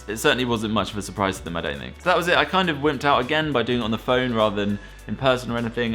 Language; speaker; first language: English; native; English